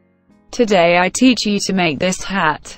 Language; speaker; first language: English; non-native, learner; Spanish